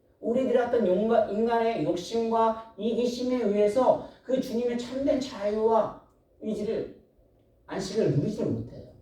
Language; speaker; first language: Korean; native; Korean